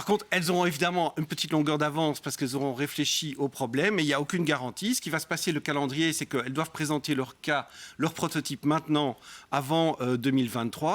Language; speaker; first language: French; native; French